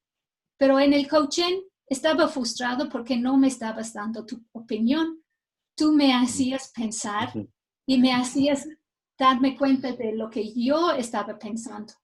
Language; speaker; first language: Spanish; non-native, fluent; English